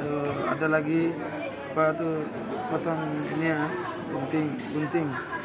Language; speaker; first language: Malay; non-native, learner; Rohingya